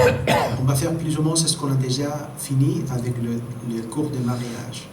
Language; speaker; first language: French; non-native, fluent; Spanish